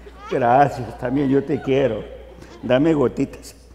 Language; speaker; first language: Spanish; early bilingual, heritage; Spanish